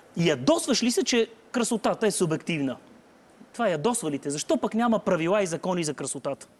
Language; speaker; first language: Bulgarian; native; Bulgarian